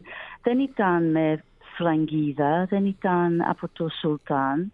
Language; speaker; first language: Greek; non-native, learner; English